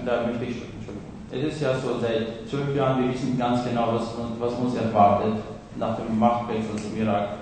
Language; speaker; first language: German; non-native, fluent; Kurdish